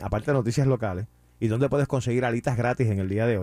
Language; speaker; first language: Spanish; native; Spanish